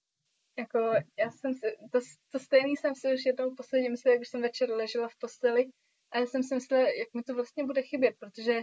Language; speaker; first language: Czech; early bilingual, heritage; Czech